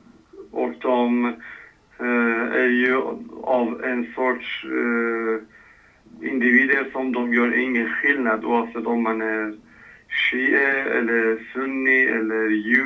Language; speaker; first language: Swedish; non-native, fluent; Persian